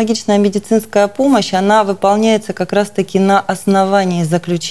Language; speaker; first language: Russian; native; Russian